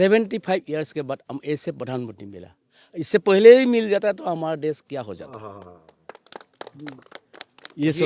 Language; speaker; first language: Hindi; non-native, local second language; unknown